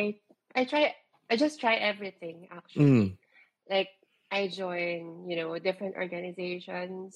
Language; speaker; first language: English; non-native, local second language; Filipino